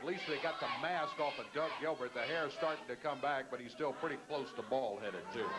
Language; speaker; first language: English; native; English